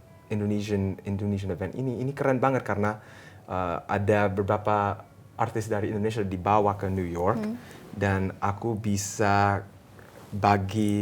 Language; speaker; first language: Indonesian; early bilingual, heritage; English